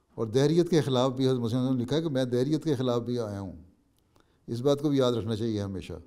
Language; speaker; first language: Urdu; native; Urdu